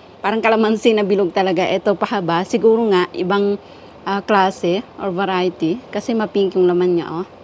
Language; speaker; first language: Filipino; non-native, local second language; Iloko